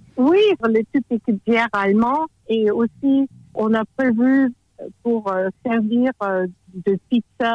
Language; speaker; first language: French; non-native, fluent; German